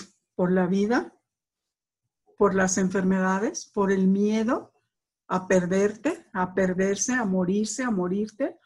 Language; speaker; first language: Spanish; native; Spanish